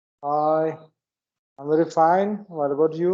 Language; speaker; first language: English; non-native, learner; Malayalam